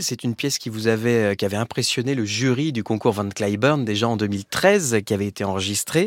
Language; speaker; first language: French; native; French